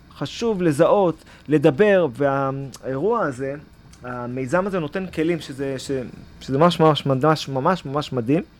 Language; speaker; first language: Hebrew; native; Hebrew